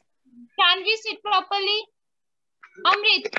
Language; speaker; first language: English; non-native, local second language; Hindi